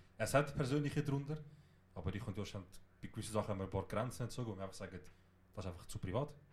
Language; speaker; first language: German; early bilingual, other home language; Kurdish